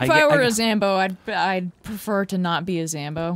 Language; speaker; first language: English; native; English